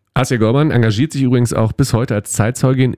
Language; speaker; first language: German; native; German